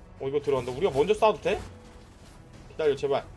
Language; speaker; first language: Korean; native; Korean